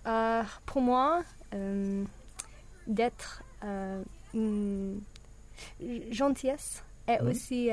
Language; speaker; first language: French; non-native, learner; English